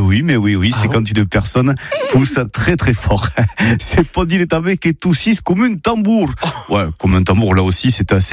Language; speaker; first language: French; native; French